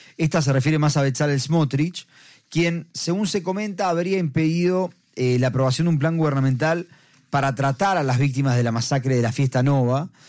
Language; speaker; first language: Spanish; native; Spanish